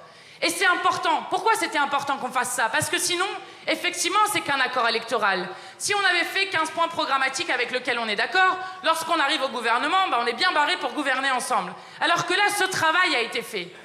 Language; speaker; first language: French; native; French